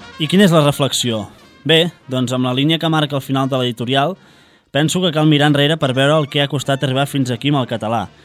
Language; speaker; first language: Catalan; native; Catalan